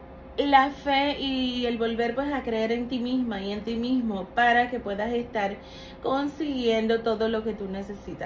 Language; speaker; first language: Spanish; native; Spanish